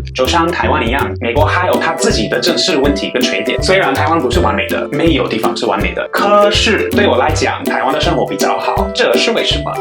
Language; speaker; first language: Chinese; non-native, fluent; English